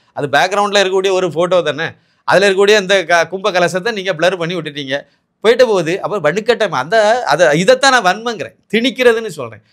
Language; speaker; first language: Tamil; native; Tamil